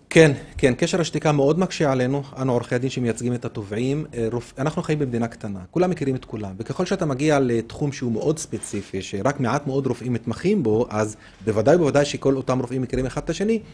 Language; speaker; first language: Hebrew; non-native, local second language; Arabic